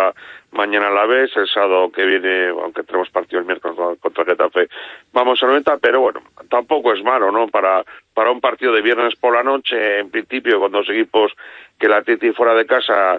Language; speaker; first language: Spanish; native; Spanish